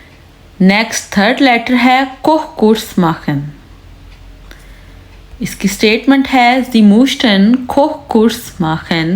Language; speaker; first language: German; non-native, learner; Urdu